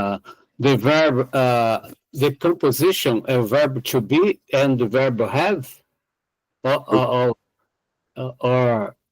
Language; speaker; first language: English; non-native, learner; Portuguese